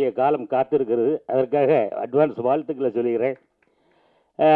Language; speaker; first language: Tamil; native; Tamil